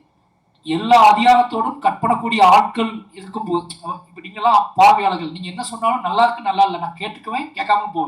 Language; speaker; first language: Tamil; native; Tamil